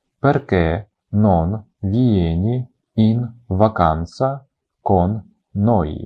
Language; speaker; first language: Italian; non-native, fluent; Ukrainian